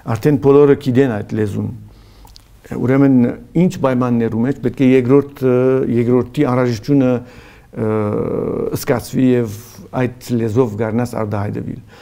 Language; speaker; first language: Armenian; early bilingual, heritage; Armenian